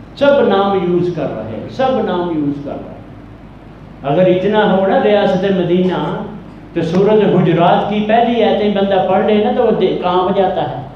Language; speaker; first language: Urdu; non-native, local second language; Punjabi